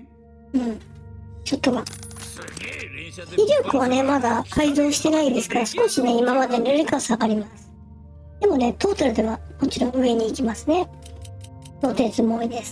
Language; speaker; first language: Japanese; native; Japanese